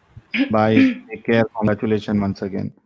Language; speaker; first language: Hindi; native; Hindi